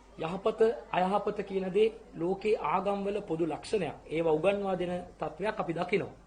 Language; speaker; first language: Sinhala; non-native, local second language; Tamil